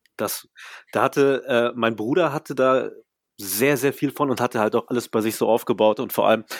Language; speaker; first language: German; native; German